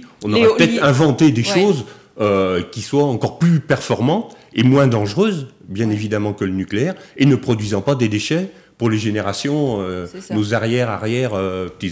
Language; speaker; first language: French; native; French